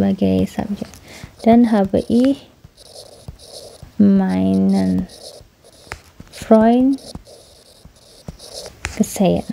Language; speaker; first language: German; non-native, fluent; Indonesian